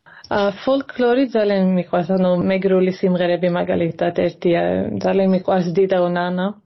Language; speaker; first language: Georgian; early bilingual, heritage; Georgian